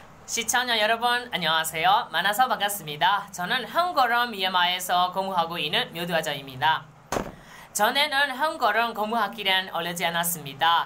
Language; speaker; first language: Korean; non-native, learner; Burmese